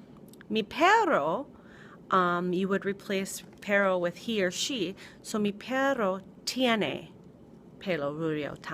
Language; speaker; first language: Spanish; non-native, fluent; English